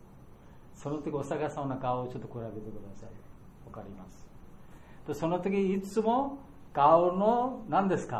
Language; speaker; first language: Japanese; non-native, learner; Bangla